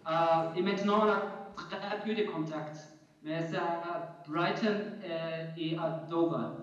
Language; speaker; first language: French; non-native, fluent; German